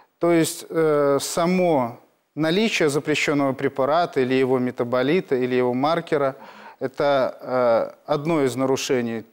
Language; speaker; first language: Russian; native; Russian